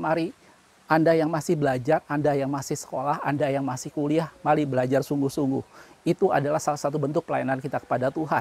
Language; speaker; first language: Indonesian; native; Indonesian